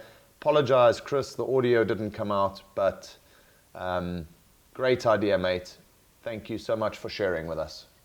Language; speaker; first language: English; native; English